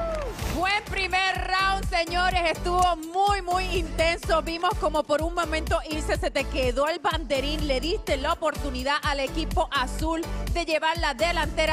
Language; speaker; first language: Spanish; native; Spanish